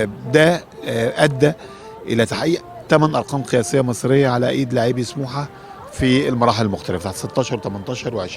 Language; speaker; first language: Arabic; native; Arabic